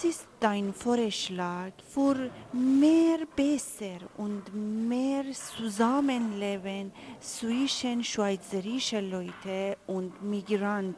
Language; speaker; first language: German; non-native, learner; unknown